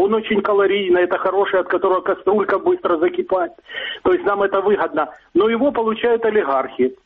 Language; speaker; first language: Russian; native; Russian